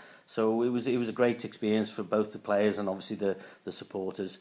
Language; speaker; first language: English; native; English